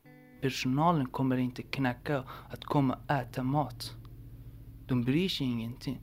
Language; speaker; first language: Swedish; non-native, learner; Persian